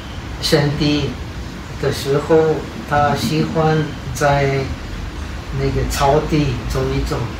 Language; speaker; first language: Chinese; non-native, fluent; Czech